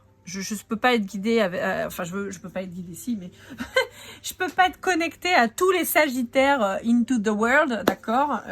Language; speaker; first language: French; native; French